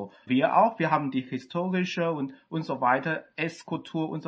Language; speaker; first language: German; non-native, fluent; Chinese